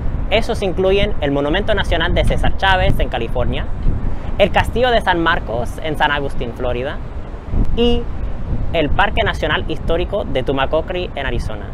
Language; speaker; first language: Spanish; early bilingual, heritage; Spanish